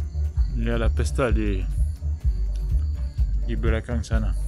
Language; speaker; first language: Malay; non-native, learner; French